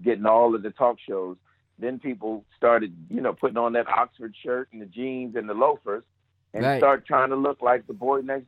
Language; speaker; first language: English; native; English